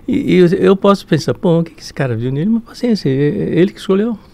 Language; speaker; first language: Portuguese; early bilingual, other home language; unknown